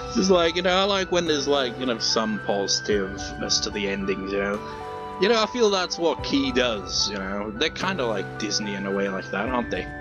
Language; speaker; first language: English; native; English